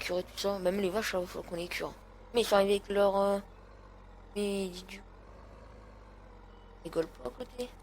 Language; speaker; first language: French; native; French